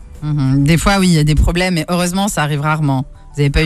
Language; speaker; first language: French; native; French